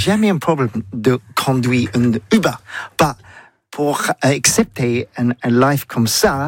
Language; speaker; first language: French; non-native, learner; English